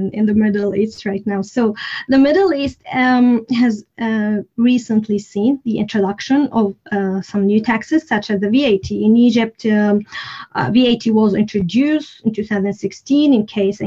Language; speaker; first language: English; non-native, fluent; Arabic